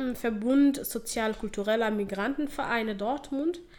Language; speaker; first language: German; non-native, fluent; Somali